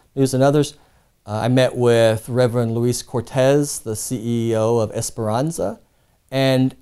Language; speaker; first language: English; non-native, fluent; Spanish